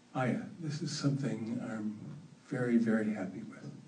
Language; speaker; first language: English; native; English